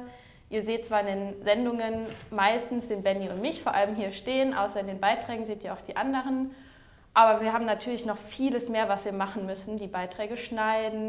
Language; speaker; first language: German; native; German